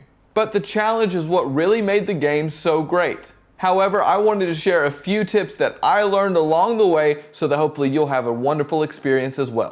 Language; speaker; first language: English; native; English